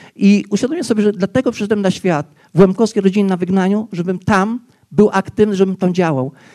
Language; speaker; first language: Polish; non-native, local second language; Rusyn